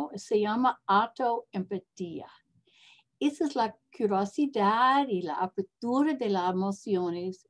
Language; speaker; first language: Spanish; non-native, learner; English